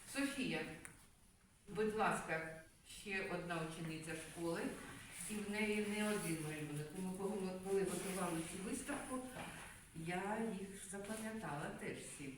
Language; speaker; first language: Ukrainian; non-native, local second language; Russian